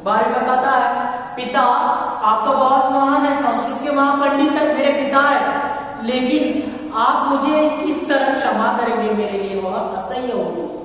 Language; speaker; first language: Hindi; non-native, local second language; Kannada